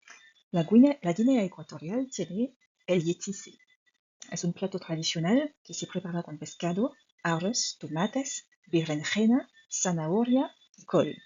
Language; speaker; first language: Spanish; non-native, fluent; French